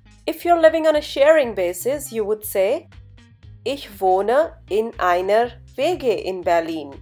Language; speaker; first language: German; non-native, fluent; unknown